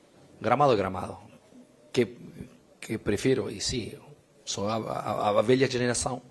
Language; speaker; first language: Portuguese; non-native, fluent; Spanish